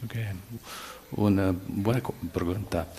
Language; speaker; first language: Spanish; non-native, learner; English